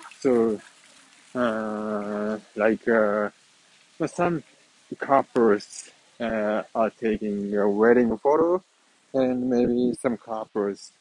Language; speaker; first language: English; non-native, fluent; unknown